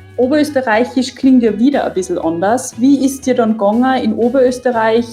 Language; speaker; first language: German; native; German